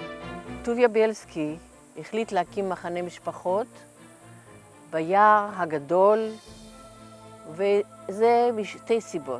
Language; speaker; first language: Hebrew; early bilingual, other home language; Yiddish